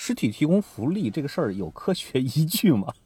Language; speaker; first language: Chinese; native; Chinese